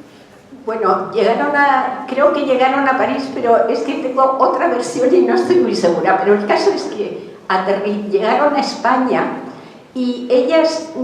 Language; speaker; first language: Spanish; early bilingual, other home language; Hungarian